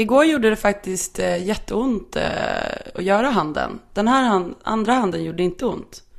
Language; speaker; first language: Swedish; native; Swedish